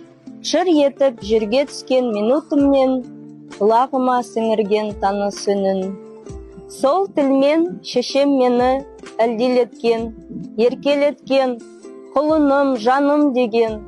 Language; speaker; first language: Kazakh; non-native, local second language; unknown